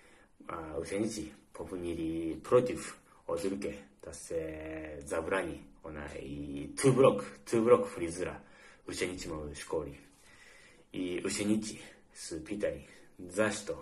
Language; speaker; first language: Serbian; non-native, learner; Japanese